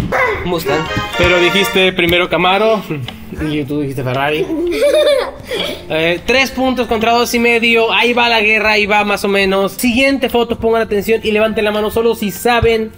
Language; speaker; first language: Spanish; native; Spanish